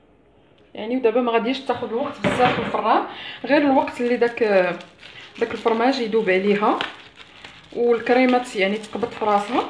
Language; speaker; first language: Arabic; native; Arabic